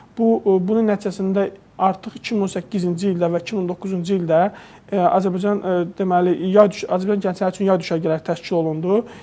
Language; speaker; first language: Azerbaijani; native; Azerbaijani